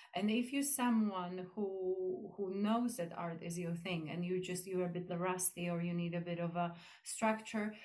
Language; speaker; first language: English; non-native, fluent; Polish